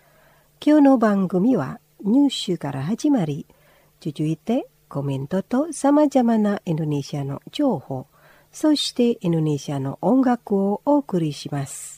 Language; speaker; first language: Japanese; non-native, fluent; Indonesian